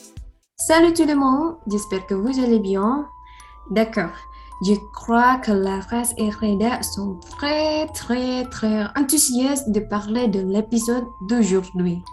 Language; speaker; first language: French; non-native, learner; Indonesian